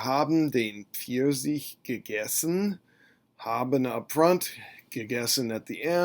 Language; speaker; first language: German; non-native, fluent; English